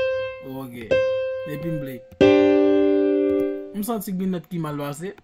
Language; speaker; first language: French; non-native, local second language; Haitian Creole